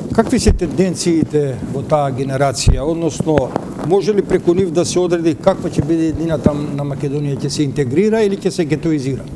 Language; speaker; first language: Macedonian; native; Macedonian